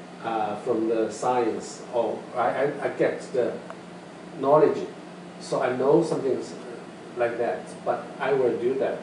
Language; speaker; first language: English; non-native, learner; Chinese